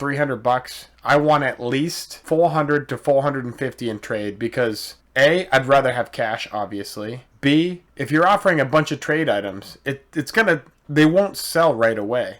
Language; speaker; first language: English; native; English